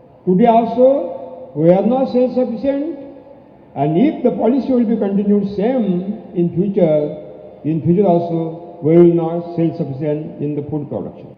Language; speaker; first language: English; non-native, local second language; Marathi